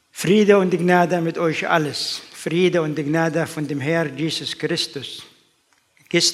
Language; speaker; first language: German; non-native, learner; Arabic